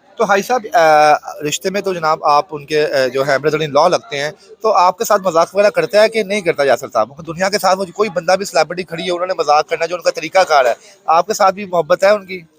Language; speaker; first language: Urdu; non-native, local second language; Punjabi